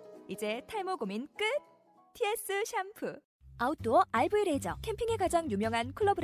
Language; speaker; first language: Korean; native; Korean